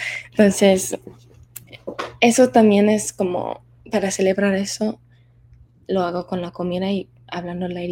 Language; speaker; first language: Spanish; early bilingual, heritage; Spanish